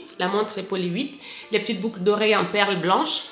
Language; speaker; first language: French; native; French